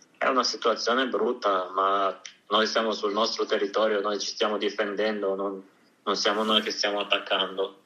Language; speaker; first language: Italian; early bilingual, other home language; Ukrainian